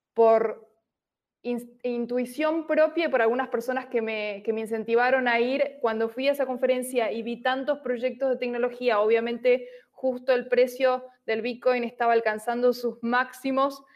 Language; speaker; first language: Spanish; native; Spanish